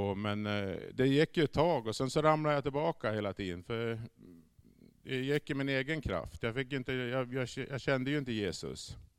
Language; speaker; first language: Swedish; native; Swedish